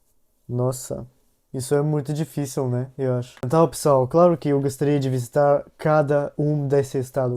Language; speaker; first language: Portuguese; non-native, learner; Russian